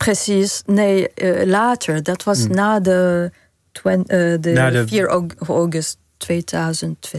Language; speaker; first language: Dutch; non-native, learner; Arabic